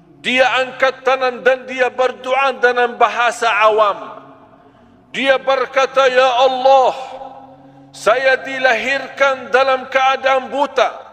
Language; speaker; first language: Malay; non-native, fluent; Arabic